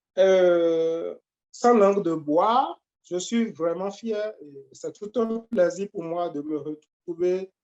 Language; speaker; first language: French; non-native, local second language; Fon